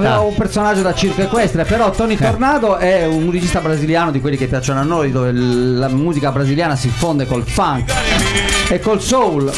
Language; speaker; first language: Italian; native; Italian